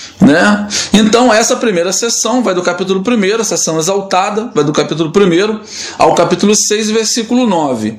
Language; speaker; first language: Portuguese; native; Portuguese